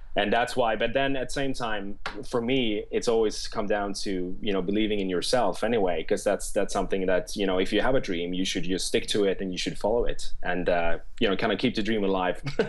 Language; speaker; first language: English; non-native, fluent; Swedish